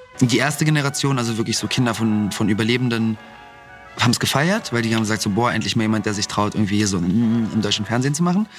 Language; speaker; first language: German; early bilingual, other home language; Russian